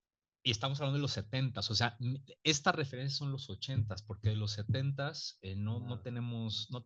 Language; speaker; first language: Spanish; native; Spanish